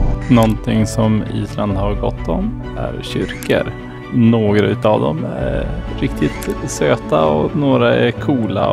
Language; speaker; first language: Swedish; native; Swedish